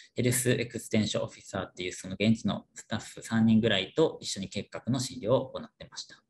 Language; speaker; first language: Japanese; native; Japanese